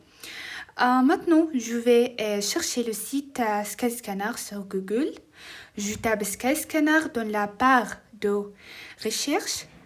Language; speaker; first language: French; non-native, learner; Arabic